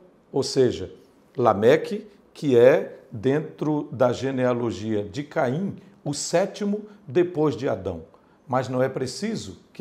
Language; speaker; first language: Portuguese; native; Portuguese